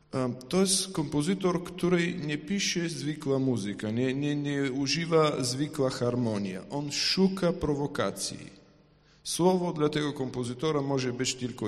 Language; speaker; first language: Polish; non-native, fluent; Ukrainian